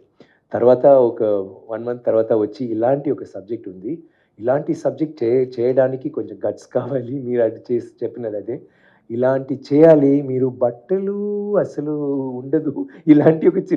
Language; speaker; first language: Telugu; non-native, fluent; Tamil